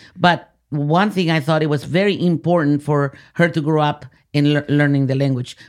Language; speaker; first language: English; early bilingual, other home language; Spanish